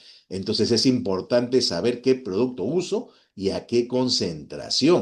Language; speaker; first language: Spanish; native; Spanish